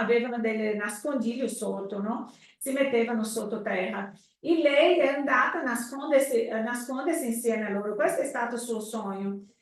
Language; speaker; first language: Italian; non-native, fluent; Portuguese